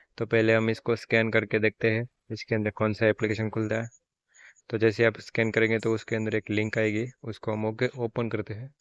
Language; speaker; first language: Hindi; non-native, local second language; Gujarati